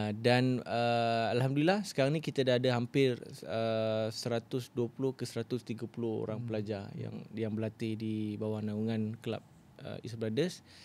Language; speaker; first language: Malay; native; Malay